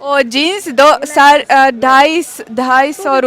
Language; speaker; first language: Hindi; non-native, learner; Russian